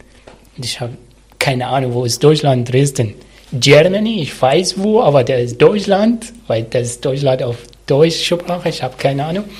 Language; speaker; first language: German; non-native, learner; Arabic